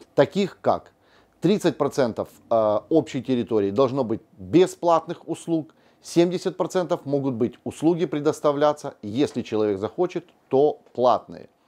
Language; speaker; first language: Russian; native; Russian